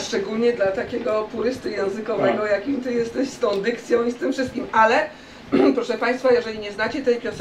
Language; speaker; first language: Polish; native; Polish